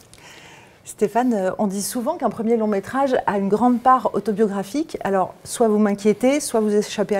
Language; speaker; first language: French; native; French